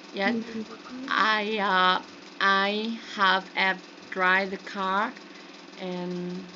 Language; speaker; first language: English; non-native, learner; Vietnamese